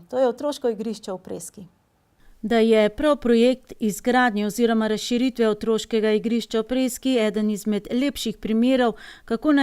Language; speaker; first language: Slovenian; native; Slovenian